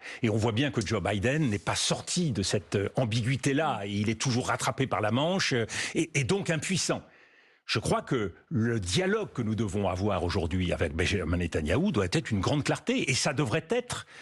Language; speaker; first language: French; native; French